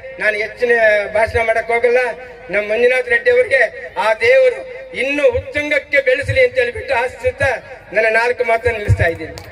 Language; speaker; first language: Kannada; non-native, local second language; Telugu